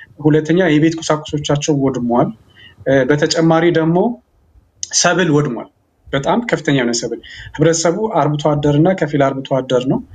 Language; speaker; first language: Amharic; non-native, local second language; Afar